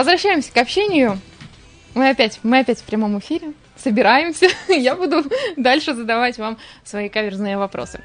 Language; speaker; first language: Russian; native; Russian